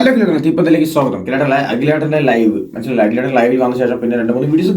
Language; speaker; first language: Malayalam; native; Malayalam